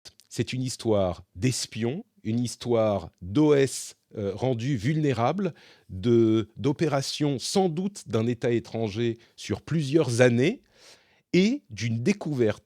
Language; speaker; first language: French; native; French